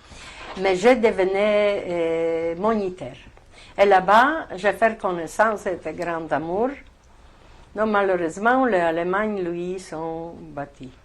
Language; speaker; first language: French; non-native, learner; Polish